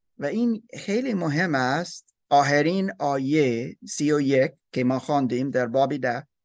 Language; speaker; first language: Persian; non-native, learner; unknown